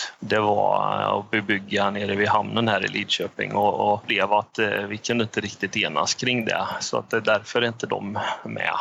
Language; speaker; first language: Swedish; native; Swedish